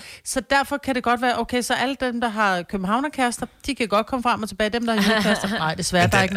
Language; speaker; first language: Danish; native; Danish